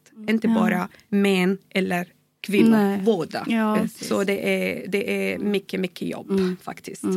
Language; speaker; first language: Swedish; non-native, fluent; Arabic